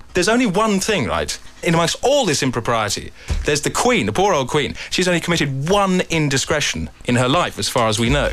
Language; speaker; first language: English; native; English